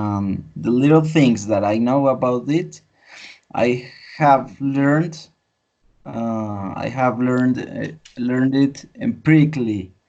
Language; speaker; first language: English; non-native, fluent; Spanish